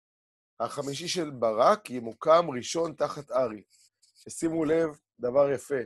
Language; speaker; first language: Hebrew; native; Hebrew